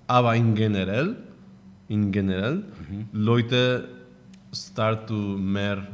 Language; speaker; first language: German; non-native, learner; Spanish